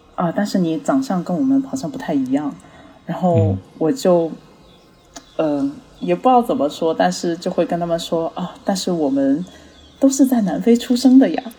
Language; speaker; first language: Chinese; early bilingual, heritage; Chinese